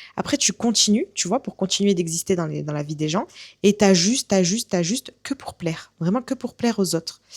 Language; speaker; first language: French; native; French